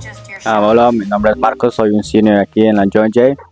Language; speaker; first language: Spanish; early bilingual, heritage; Spanish